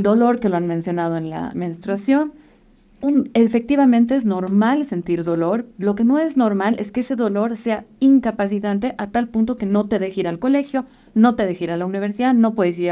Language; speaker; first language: Spanish; native; Spanish